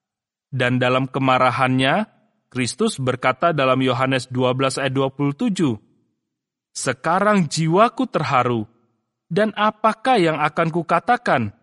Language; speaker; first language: Indonesian; native; Indonesian